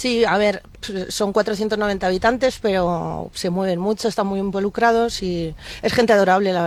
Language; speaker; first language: Spanish; native; Spanish